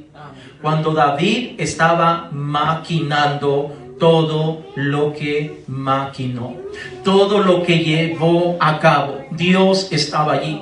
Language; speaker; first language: Spanish; native; Spanish